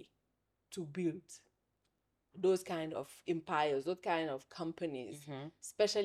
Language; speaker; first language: English; non-native, fluent; French